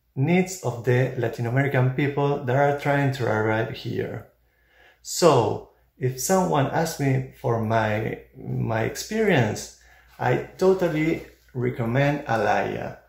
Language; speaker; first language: English; non-native, fluent; Spanish